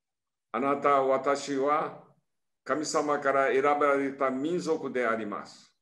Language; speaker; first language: Japanese; early bilingual, heritage; Portuguese